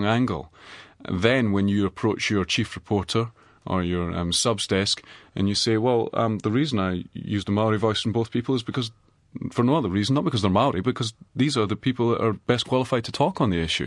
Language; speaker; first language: English; native; English